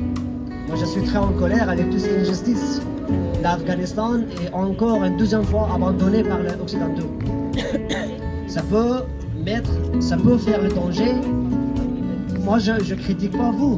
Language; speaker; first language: French; non-native, fluent; Persian